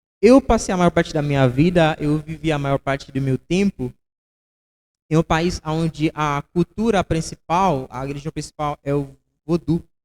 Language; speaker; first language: Portuguese; non-native, fluent; Haitian Creole